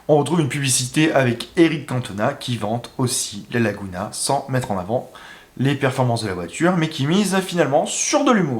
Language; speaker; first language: French; native; French